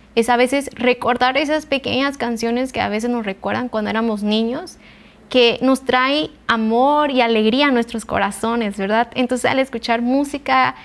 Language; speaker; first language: Spanish; native; Spanish